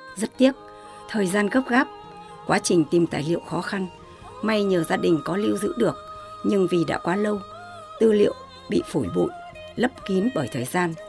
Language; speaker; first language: Vietnamese; non-native, local second language; Tày